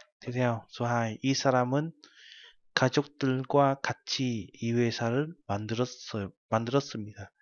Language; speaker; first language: Korean; non-native, fluent; Vietnamese